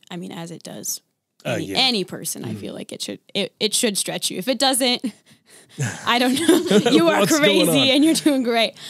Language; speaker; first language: English; native; English